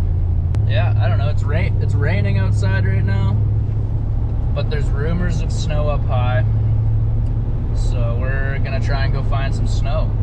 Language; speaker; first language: English; native; English